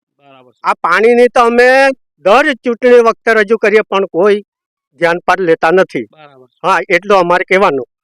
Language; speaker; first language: Gujarati; native; Gujarati